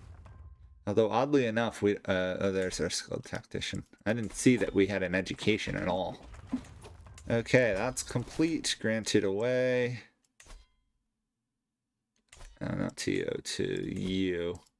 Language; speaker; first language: English; native; English